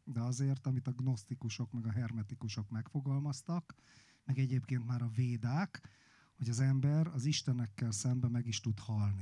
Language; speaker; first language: Hungarian; native; Hungarian